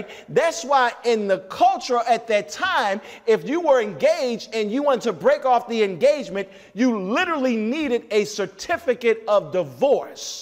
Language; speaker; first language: English; native; English